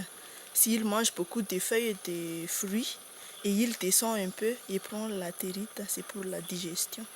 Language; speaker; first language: French; non-native, local second language; Malagasy